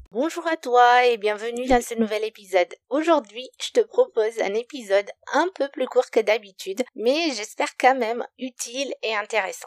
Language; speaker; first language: French; non-native, fluent; Romanian